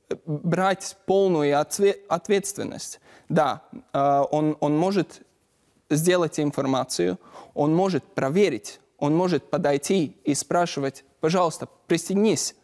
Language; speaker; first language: Russian; non-native, learner; Latvian